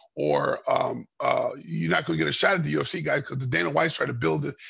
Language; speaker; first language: English; native; English